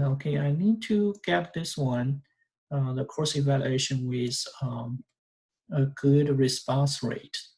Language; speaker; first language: English; non-native, fluent; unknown